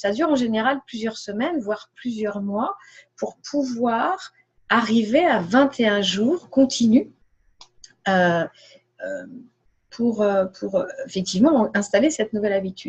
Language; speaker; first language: French; native; French